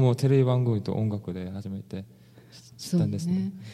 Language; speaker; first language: Japanese; non-native, fluent; English